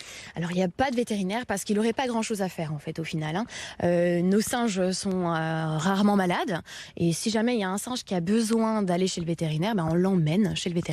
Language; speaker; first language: French; native; French